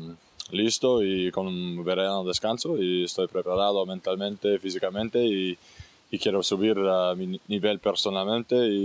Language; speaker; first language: Spanish; non-native, fluent; English